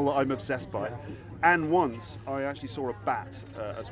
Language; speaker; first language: English; native; English